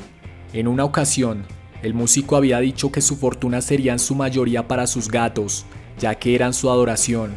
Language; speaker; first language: Spanish; native; Spanish